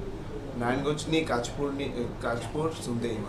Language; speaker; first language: Japanese; non-native, learner; Bangla